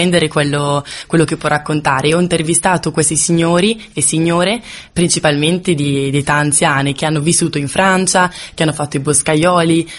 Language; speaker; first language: Italian; native; Italian